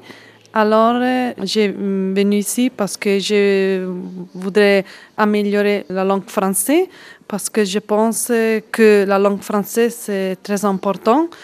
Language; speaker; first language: French; non-native, learner; Italian